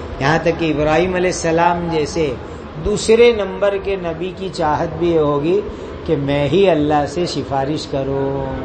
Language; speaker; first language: Urdu; non-native, local second language; Gujarati